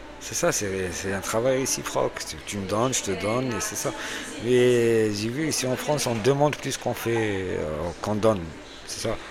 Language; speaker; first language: French; non-native, local second language; Arabic